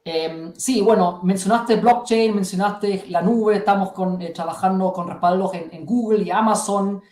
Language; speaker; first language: Spanish; early bilingual, heritage; German